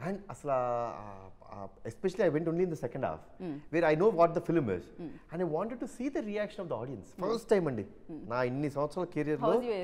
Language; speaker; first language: Telugu; native; Telugu